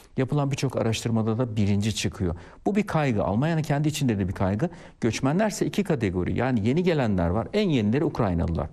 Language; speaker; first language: Turkish; early bilingual, heritage; Turkish